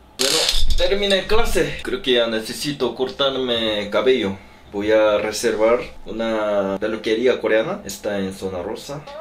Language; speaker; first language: Spanish; non-native, learner; Korean